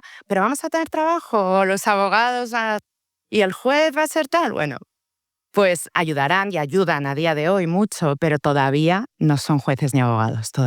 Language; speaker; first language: Spanish; native; Spanish